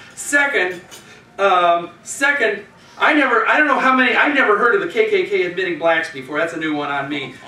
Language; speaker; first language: English; native; English